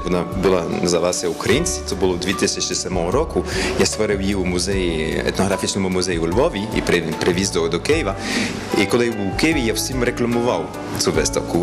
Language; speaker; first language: Ukrainian; early bilingual, heritage; Ukrainian